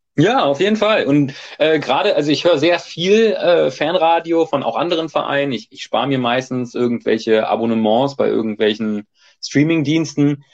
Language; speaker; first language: German; native; German